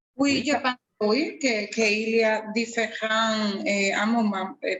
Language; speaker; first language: French; non-native, learner; Spanish